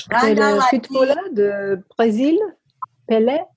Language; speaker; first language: French; non-native, learner; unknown